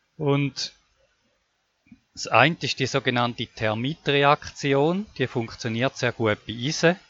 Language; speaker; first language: German; native; German